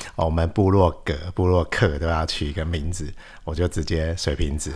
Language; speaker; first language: Chinese; native; Chinese